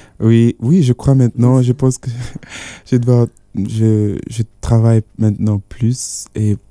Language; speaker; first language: French; non-native, fluent; Yoruba